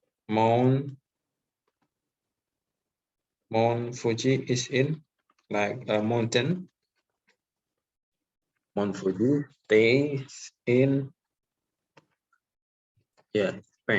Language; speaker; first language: English; non-native, local second language; Indonesian